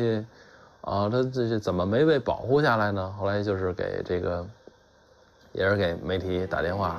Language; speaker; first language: Chinese; native; Chinese